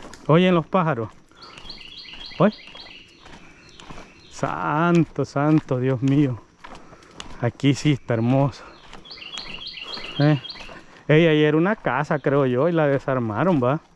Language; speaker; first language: Spanish; native; Spanish